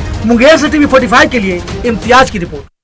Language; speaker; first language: Hindi; native; Hindi